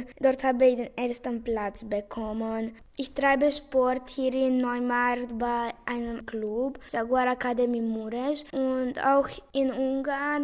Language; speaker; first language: German; non-native, local second language; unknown